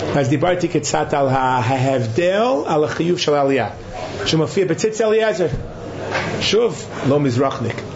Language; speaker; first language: Hebrew; non-native, fluent; English